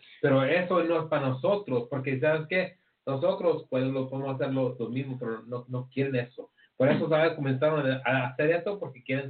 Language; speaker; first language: Spanish; early bilingual, heritage; Spanish